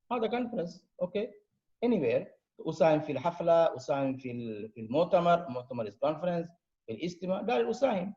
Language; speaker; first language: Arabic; non-native, fluent; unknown